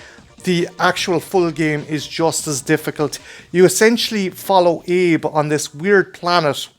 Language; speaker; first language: English; native; English